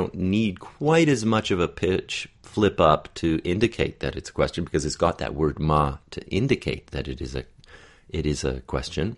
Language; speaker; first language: English; native; English